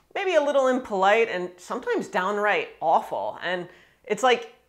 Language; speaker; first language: English; native; English